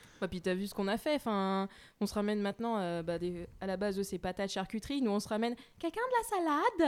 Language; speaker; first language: French; native; French